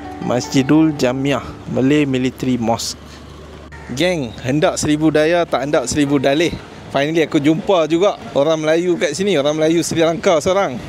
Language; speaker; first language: Malay; native; Malay